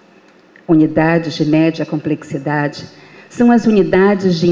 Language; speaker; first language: Portuguese; native; Portuguese